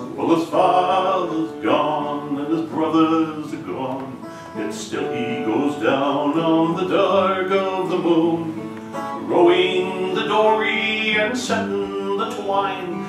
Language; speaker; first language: English; native; English